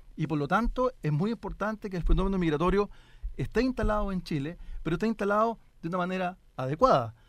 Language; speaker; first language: Spanish; native; Spanish